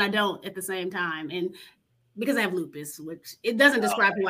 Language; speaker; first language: English; native; English